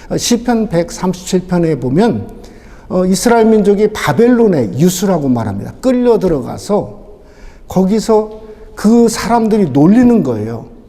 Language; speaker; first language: Korean; native; Korean